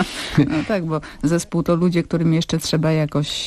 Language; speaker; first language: Polish; native; Polish